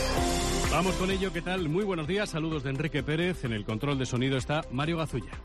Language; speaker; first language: Spanish; native; Spanish